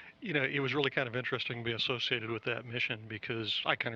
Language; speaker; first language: English; native; English